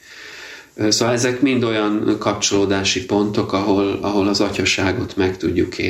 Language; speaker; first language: Hungarian; native; Hungarian